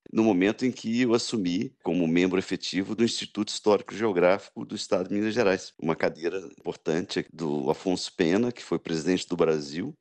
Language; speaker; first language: Portuguese; native; Portuguese